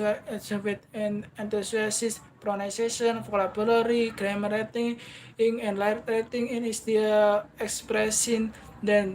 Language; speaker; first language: English; non-native, learner; Indonesian